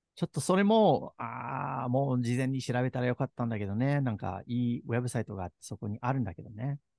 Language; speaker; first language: Japanese; native; Japanese